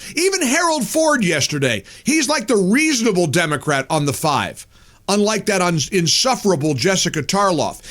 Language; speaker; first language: English; native; English